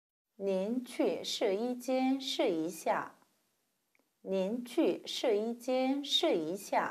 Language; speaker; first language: Chinese; non-native, learner; Korean